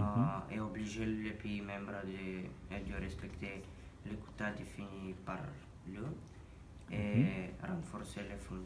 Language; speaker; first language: French; non-native, learner; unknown